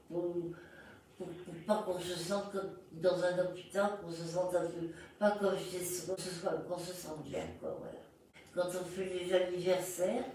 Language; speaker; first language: French; early bilingual, other home language; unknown